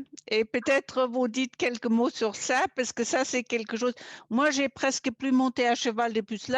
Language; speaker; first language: French; non-native, fluent; German